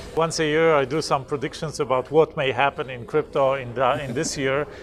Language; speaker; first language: English; non-native, fluent; Polish